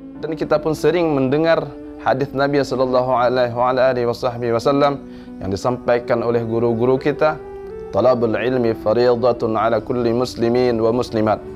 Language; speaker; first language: Malay; non-native, local second language; Banjar